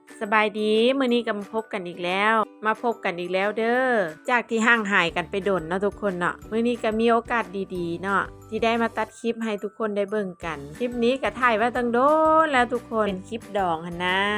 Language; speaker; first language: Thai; non-native, local second language; Lao